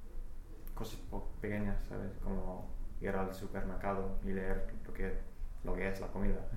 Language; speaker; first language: Spanish; non-native, fluent; English